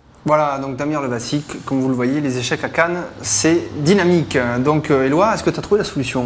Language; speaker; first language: French; native; French